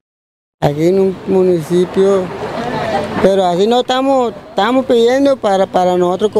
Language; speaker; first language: Portuguese; non-native, learner; Spanish